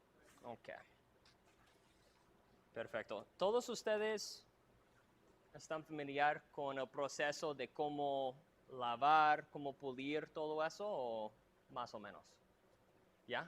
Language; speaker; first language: Spanish; non-native, fluent; English